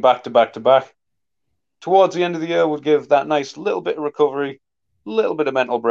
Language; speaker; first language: English; native; English